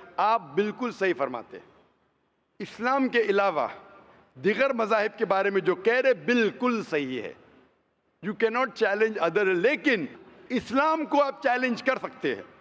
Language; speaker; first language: Hindi; non-native, local second language; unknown